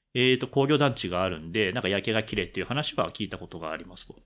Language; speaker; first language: Japanese; native; Japanese